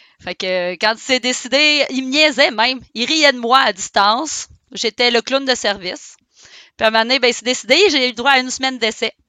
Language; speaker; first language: French; native; French